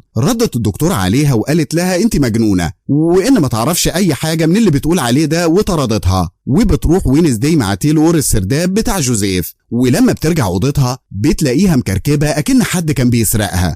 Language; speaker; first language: Arabic; native; Arabic